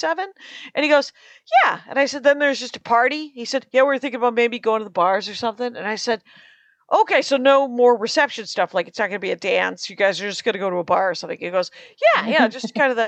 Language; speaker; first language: English; native; English